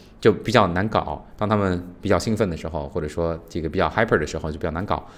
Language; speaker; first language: Chinese; native; Chinese